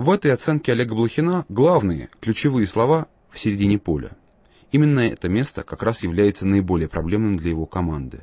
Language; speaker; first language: Russian; native; Russian